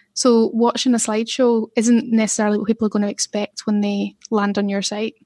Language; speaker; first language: English; native; English